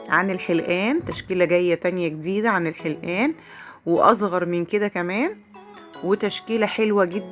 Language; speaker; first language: Arabic; native; Arabic